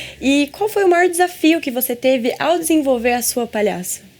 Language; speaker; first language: Portuguese; native; Portuguese